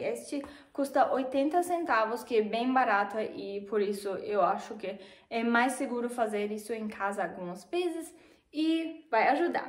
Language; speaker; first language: Portuguese; non-native, fluent; German